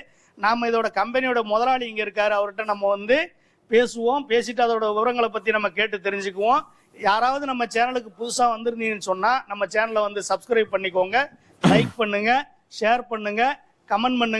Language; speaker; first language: Tamil; native; Tamil